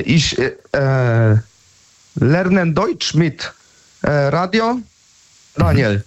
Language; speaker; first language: German; non-native, learner; Polish